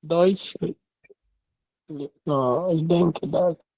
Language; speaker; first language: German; non-native, learner; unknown